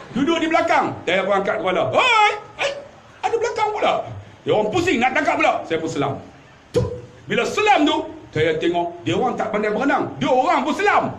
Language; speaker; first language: Malay; native; Malay